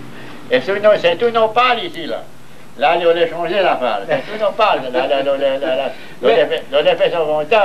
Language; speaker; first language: French; native; French